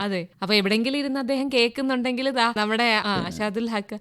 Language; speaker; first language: Malayalam; native; Malayalam